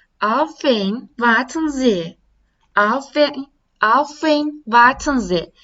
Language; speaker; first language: German; non-native, fluent; Turkish